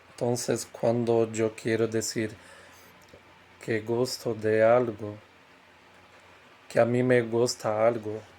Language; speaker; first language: Spanish; non-native, fluent; Portuguese